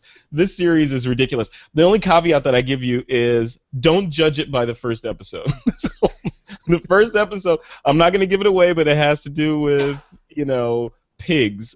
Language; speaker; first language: English; native; English